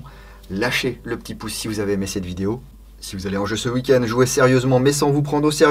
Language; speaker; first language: French; native; French